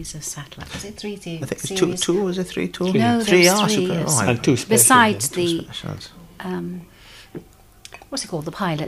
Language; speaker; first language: English; native; English